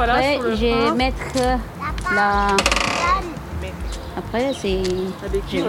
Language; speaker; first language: French; non-native, learner; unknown